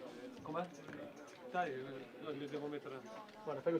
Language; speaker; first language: Italian; non-native, fluent; Albanian